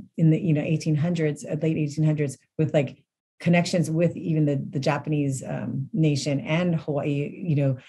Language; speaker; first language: English; native; English